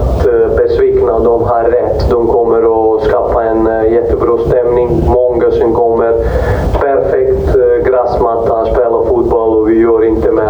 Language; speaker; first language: Swedish; non-native, fluent; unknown